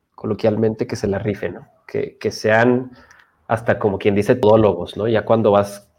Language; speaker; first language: Spanish; native; Spanish